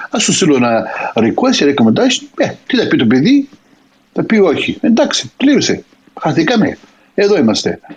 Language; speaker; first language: Greek; early bilingual, heritage; Greek